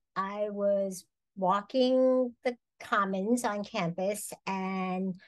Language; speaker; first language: English; native; English